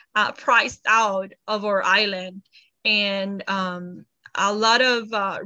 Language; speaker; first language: English; non-native, fluent; Spanish